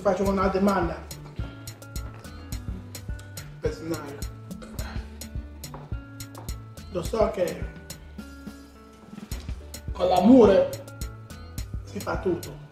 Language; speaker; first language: Italian; non-native, learner; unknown